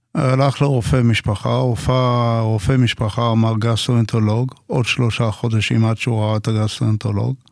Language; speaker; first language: Hebrew; non-native, fluent; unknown